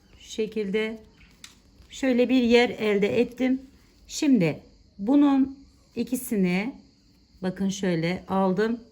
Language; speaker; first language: Turkish; native; Turkish